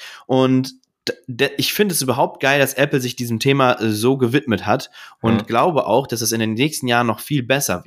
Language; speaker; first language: German; native; German